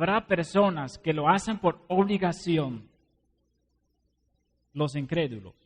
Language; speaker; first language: Spanish; non-native, fluent; Dutch